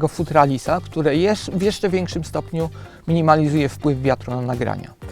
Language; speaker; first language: Polish; native; Polish